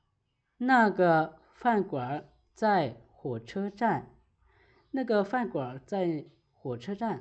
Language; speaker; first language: Chinese; non-native, fluent; Lao